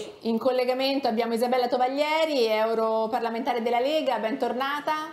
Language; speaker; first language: Italian; native; Italian